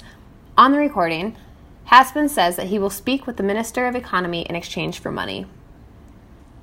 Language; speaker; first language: English; native; English